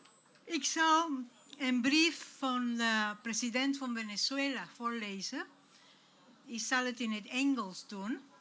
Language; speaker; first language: Dutch; non-native, fluent; Spanish